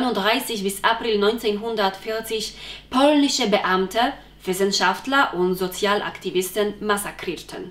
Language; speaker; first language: German; non-native, fluent; Polish